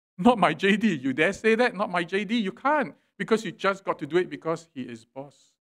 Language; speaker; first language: English; native; English